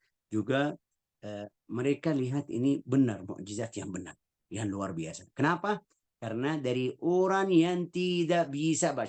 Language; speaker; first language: Indonesian; non-native, fluent; Arabic